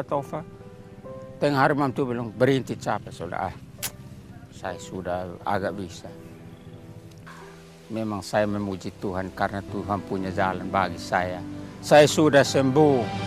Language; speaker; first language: Indonesian; non-native, local second language; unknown